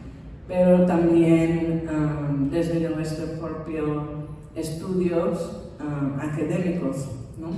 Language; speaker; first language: Spanish; non-native, fluent; English